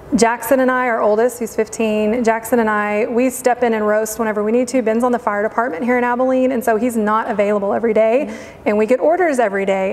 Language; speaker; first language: English; native; English